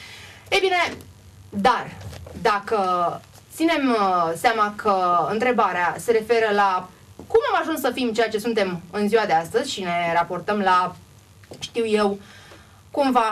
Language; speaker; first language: Romanian; native; Romanian